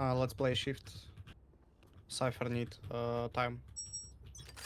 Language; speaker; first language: English; non-native, learner; Russian